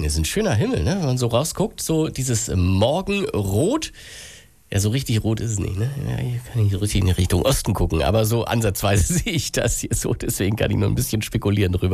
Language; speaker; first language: German; native; German